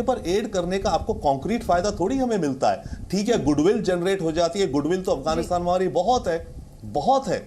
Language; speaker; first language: Hindi; native; Hindi